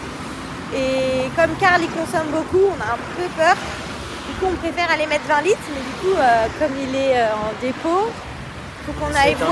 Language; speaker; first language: French; native; French